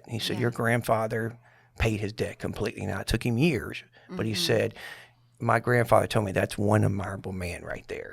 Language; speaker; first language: English; native; English